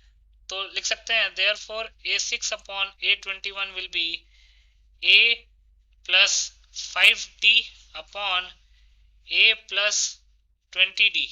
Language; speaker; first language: Hindi; native; Hindi